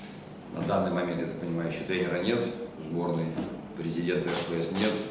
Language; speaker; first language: Russian; native; Russian